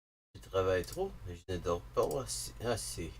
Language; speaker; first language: French; non-native, learner; English